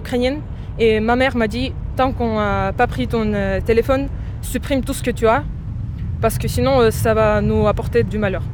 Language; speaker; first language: French; non-native, fluent; Ukrainian